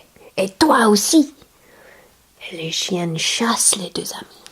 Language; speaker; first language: French; non-native, learner; English